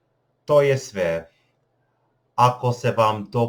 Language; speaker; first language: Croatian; non-native, learner; English